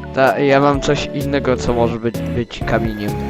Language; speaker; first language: Polish; early bilingual, heritage; Polish